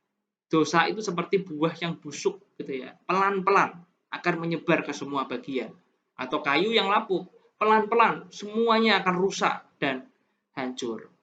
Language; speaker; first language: Indonesian; native; Indonesian